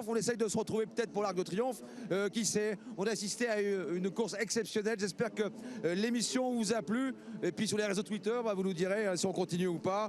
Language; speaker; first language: French; native; French